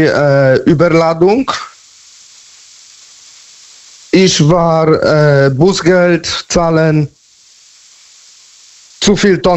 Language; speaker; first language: German; non-native, learner; Polish